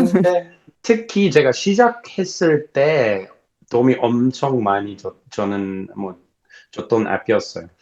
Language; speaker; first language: Korean; non-native, learner; English